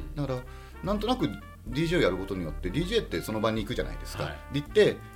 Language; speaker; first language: Japanese; native; Japanese